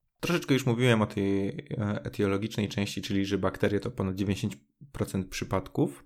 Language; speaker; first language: Polish; native; Polish